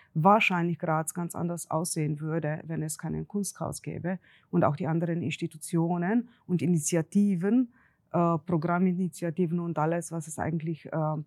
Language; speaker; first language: German; non-native, fluent; Slovenian